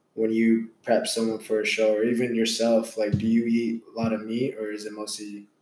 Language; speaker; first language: English; early bilingual, other home language; Hindi